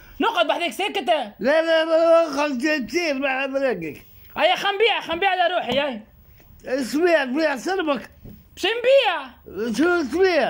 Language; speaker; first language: Arabic; native; Arabic